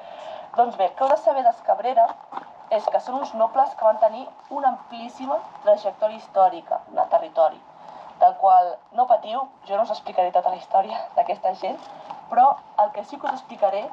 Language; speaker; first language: Catalan; native; Catalan